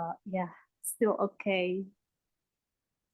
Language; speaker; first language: English; non-native, learner; Indonesian